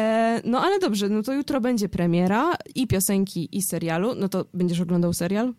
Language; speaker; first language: Polish; native; Polish